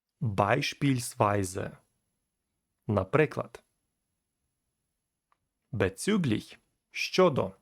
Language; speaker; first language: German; non-native, fluent; Ukrainian